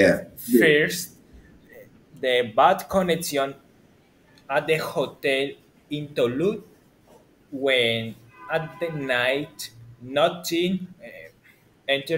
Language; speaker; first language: English; non-native, learner; Spanish